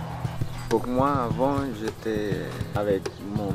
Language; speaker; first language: French; non-native, learner; Spanish